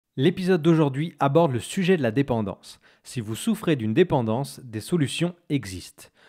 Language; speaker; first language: French; native; French